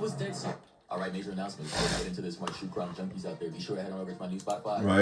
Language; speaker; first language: English; native; English